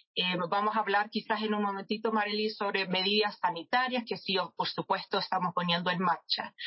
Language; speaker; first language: Spanish; non-native, fluent; English